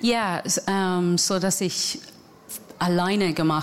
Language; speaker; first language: German; non-native, fluent; English